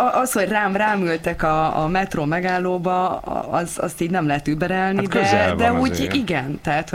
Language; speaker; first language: Hungarian; native; Hungarian